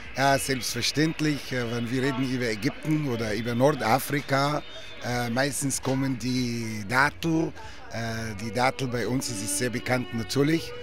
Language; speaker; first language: German; non-native, learner; Arabic